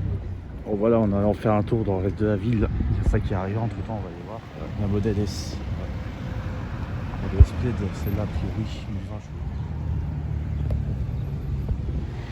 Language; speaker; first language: French; native; French